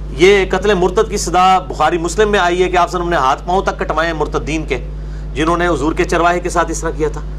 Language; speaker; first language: Urdu; non-native, local second language; Punjabi